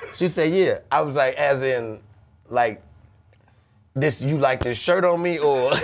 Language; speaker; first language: English; native; English